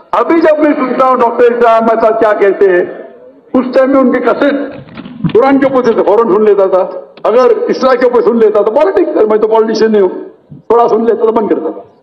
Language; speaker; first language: Urdu; non-native, local second language; Konkani